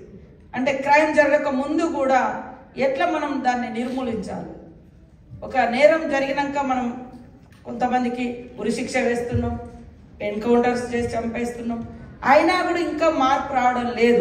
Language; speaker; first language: Telugu; native; Telugu